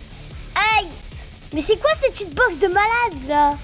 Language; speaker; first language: French; native; French